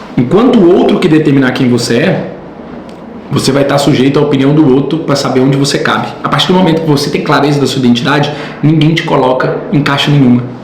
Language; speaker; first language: Portuguese; native; Portuguese